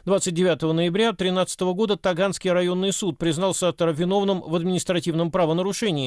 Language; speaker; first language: Russian; native; Russian